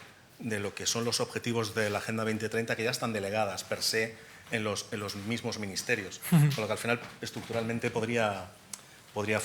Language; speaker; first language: Spanish; native; Spanish